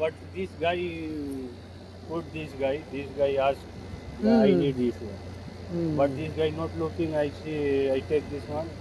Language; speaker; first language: English; non-native, learner; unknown